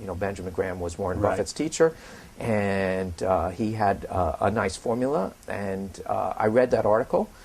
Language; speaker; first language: English; native; English